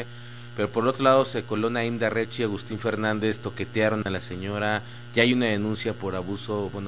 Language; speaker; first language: Spanish; native; Spanish